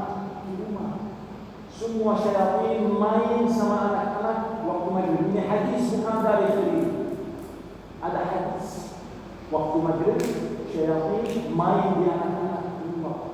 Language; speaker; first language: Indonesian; non-native, learner; Arabic